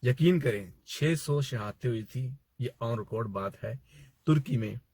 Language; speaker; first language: Urdu; native; Urdu